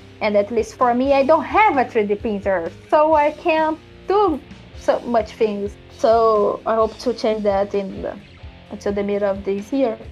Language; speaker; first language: English; non-native, fluent; Portuguese